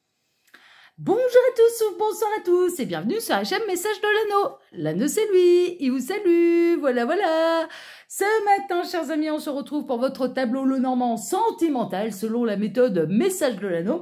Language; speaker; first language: French; native; French